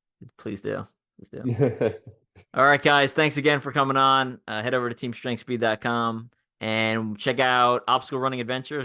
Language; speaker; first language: English; native; English